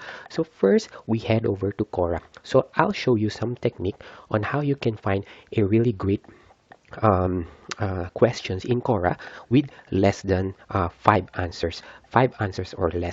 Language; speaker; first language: English; non-native, fluent; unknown